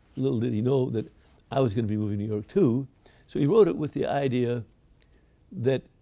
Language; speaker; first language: English; native; English